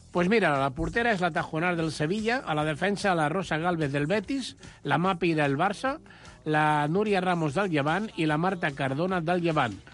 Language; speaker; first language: Catalan; non-native, local second language; Spanish